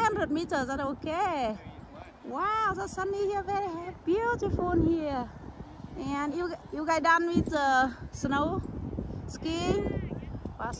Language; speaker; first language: English; non-native, learner; Vietnamese